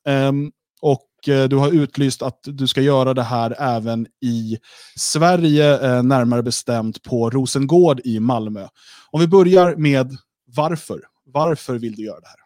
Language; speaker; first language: Swedish; native; Swedish